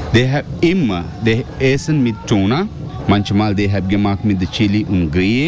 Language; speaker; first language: German; non-native, learner; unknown